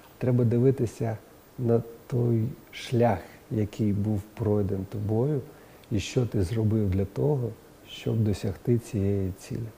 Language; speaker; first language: Ukrainian; non-native, local second language; Russian